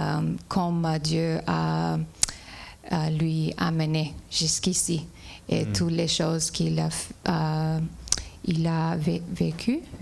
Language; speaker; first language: French; non-native, fluent; English